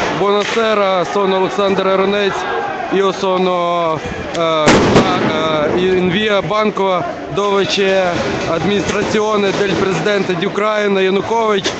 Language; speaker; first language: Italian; non-native, learner; Ukrainian